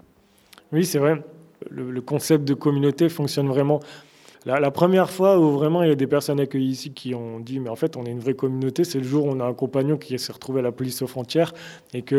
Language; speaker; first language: French; native; French